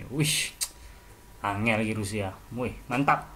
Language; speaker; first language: Russian; non-native, learner; Indonesian